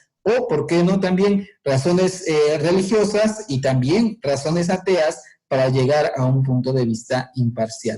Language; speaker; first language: Spanish; native; Spanish